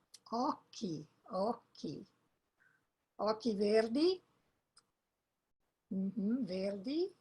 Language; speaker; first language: Italian; non-native, fluent; English